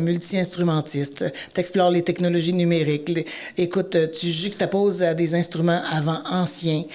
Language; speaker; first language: French; native; French